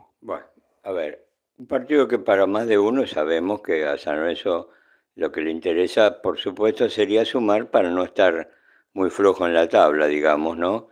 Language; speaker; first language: Spanish; native; Spanish